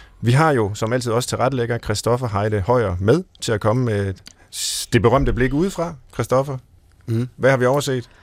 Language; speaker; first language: Danish; native; Danish